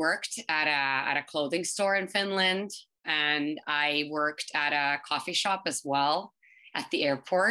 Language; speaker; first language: English; non-native, fluent; Finnish